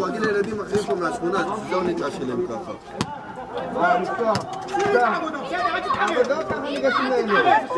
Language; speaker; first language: Hebrew; native; Hebrew